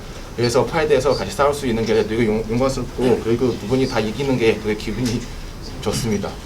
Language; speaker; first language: Korean; non-native, learner; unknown